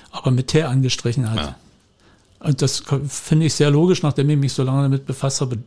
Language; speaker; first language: German; native; German